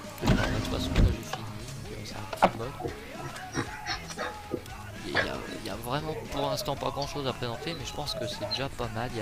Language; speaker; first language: French; native; French